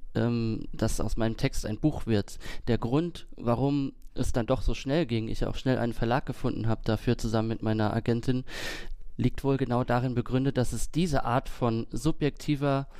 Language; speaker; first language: German; native; German